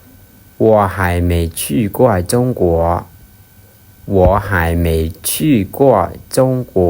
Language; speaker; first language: Chinese; non-native, fluent; Lao